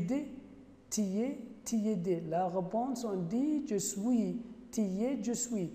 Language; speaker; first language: French; non-native, fluent; Arabic